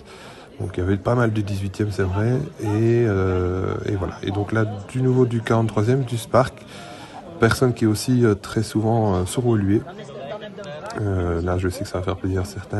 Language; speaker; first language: French; native; French